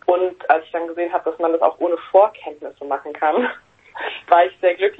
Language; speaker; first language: German; native; German